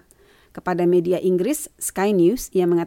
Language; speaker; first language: Indonesian; native; Indonesian